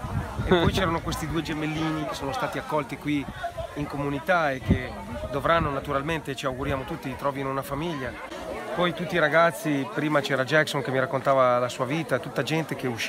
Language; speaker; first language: Italian; native; Italian